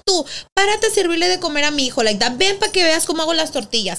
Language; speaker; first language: Spanish; early bilingual, other home language; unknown